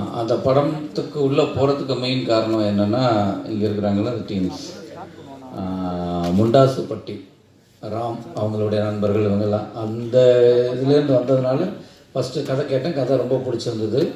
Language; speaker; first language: Tamil; native; Tamil